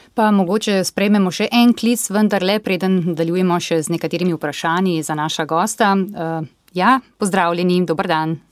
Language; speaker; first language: Slovenian; native; Slovenian